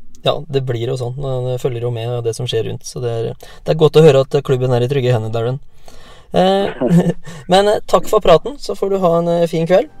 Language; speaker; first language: Norwegian; native; Norwegian